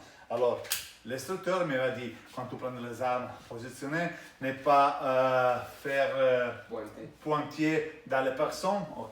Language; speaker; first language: French; non-native, learner; Italian